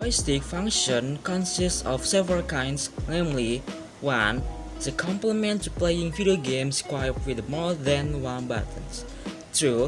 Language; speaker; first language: English; non-native, learner; Indonesian